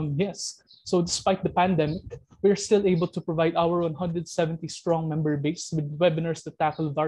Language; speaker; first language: English; non-native, local second language; Filipino